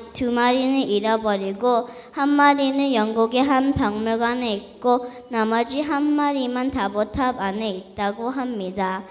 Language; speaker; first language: Korean; early bilingual, heritage; Korean